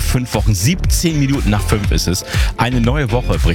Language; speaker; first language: German; native; German